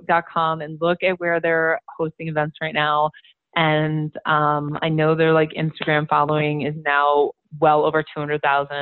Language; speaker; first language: English; native; English